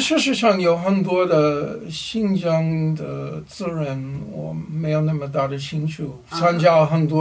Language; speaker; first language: Chinese; non-native, learner; English